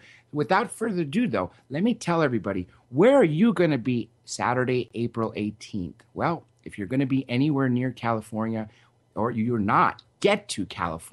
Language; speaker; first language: English; native; English